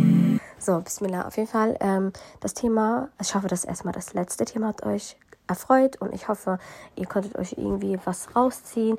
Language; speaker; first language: German; early bilingual, other home language; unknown